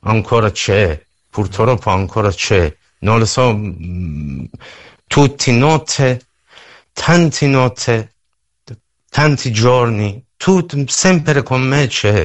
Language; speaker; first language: Italian; non-native, learner; Persian